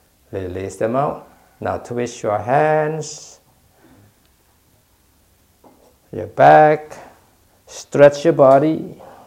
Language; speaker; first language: English; non-native, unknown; Thai